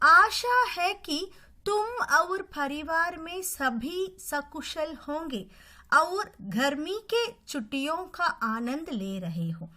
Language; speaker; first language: Hindi; non-native, local second language; Tamil